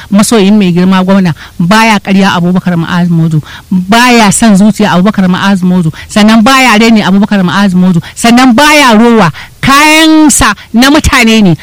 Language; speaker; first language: Hausa; native; Hausa